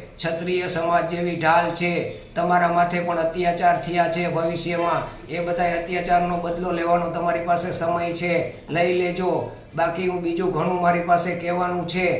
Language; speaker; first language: Gujarati; native; Gujarati